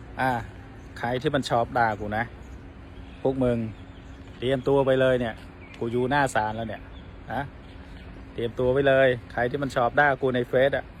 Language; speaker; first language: Thai; non-native, fluent; Khmer